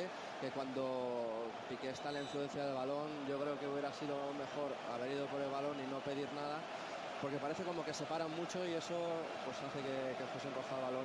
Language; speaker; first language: Spanish; native; Spanish